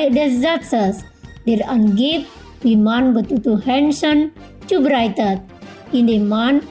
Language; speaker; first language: German; non-native, fluent; Indonesian